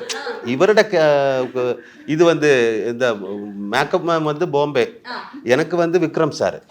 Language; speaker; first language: Tamil; non-native, learner; Malayalam